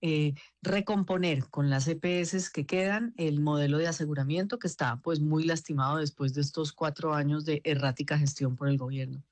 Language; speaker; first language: Spanish; native; Spanish